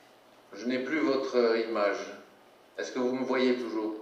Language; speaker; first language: French; native; French